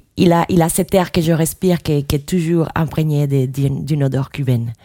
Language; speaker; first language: French; non-native, fluent; Spanish